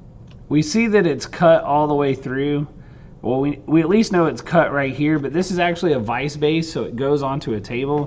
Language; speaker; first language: English; native; English